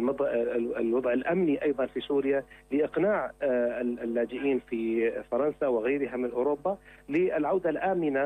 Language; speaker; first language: Arabic; native; Arabic